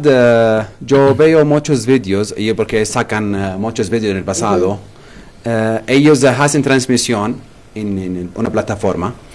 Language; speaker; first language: Spanish; non-native, learner; Arabic